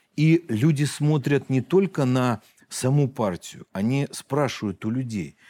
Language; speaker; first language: Russian; native; Russian